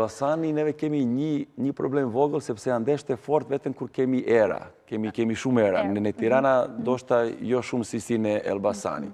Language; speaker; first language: Albanian; non-native, learner; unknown